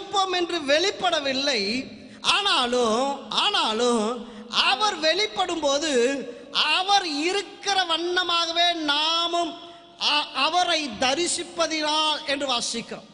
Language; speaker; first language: Tamil; native; Tamil